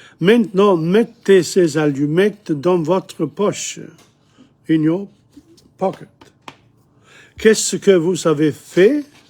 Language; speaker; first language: French; non-native, fluent; English